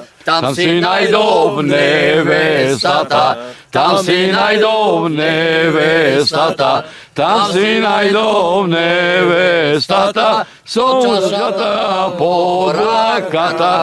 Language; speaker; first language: Macedonian; native; Macedonian